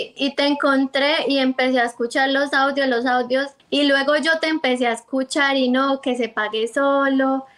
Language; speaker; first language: Spanish; native; Spanish